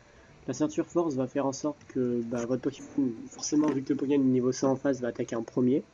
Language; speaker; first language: French; native; French